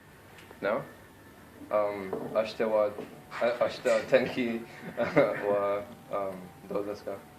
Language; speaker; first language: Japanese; non-native, learner; English